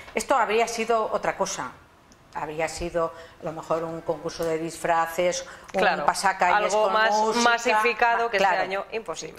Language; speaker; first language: Spanish; native; Spanish